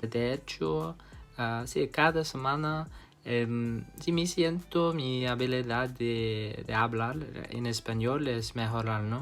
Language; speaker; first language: Spanish; non-native, learner; English